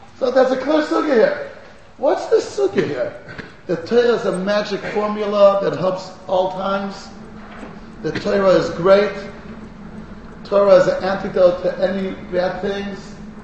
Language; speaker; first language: English; native; English